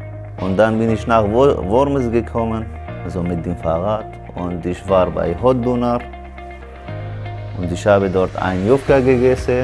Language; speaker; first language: German; non-native, learner; Arabic